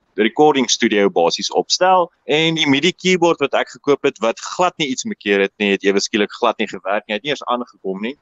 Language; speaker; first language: Afrikaans; native; Afrikaans